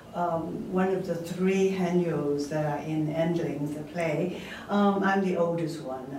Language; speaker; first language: English; non-native, local second language; Cantonese